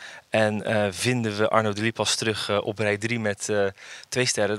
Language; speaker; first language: Dutch; native; Dutch